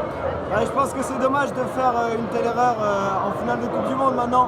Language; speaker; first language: French; native; French